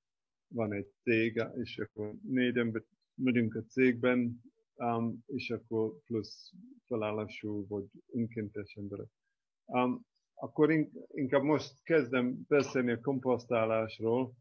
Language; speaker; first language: Hungarian; non-native, fluent; English